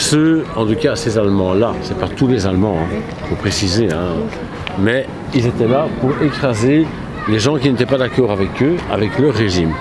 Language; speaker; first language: French; native; French